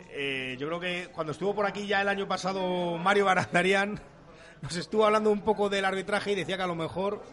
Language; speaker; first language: Spanish; native; Spanish